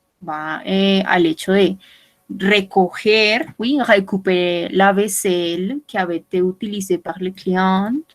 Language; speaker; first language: French; non-native, fluent; Spanish